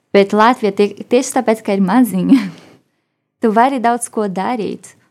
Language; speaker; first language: Latvian; non-native, fluent; Portuguese